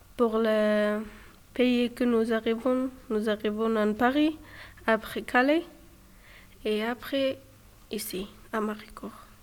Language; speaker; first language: French; non-native, learner; Persian